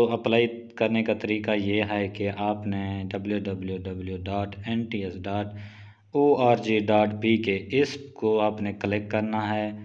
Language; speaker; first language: Urdu; non-native, local second language; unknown